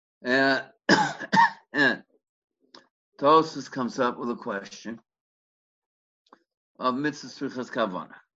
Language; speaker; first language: English; native; English